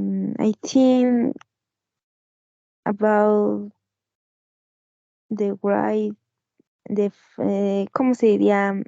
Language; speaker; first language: English; non-native, learner; Spanish